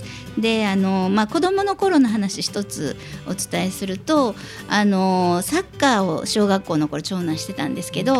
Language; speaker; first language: Japanese; native; Japanese